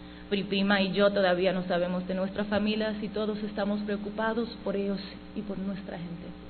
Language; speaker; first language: Spanish; early bilingual, heritage; Spanish